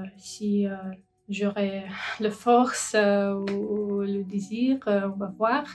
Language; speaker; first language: French; non-native, learner; Russian